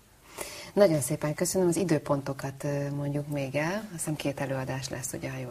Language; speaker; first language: Hungarian; native; Hungarian